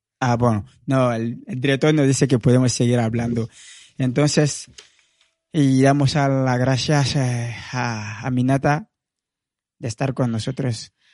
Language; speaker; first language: Spanish; non-native, fluent; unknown